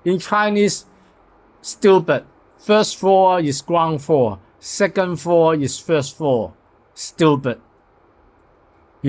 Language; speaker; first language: English; non-native, learner; Cantonese